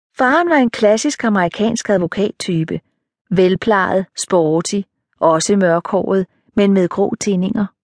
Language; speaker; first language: Danish; native; Danish